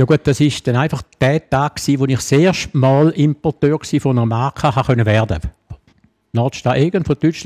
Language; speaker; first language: German; native; German